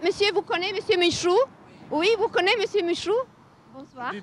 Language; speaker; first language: French; non-native, learner; Serbian